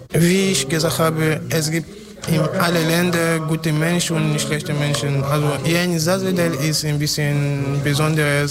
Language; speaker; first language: German; non-native, learner; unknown